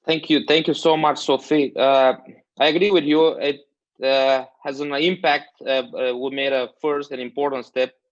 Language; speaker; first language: English; non-native, fluent; Bulgarian